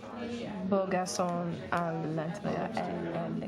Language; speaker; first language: French; non-native, learner; English